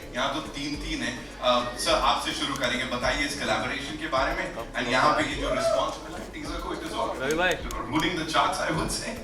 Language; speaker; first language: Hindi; native; Hindi